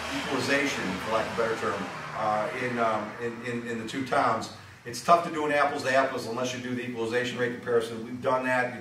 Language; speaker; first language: English; native; English